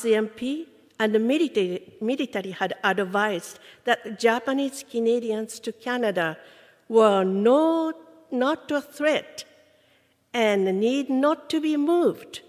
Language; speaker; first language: English; non-native, fluent; Japanese